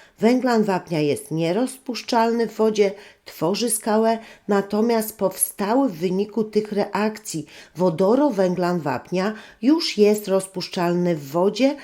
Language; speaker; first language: Polish; native; Polish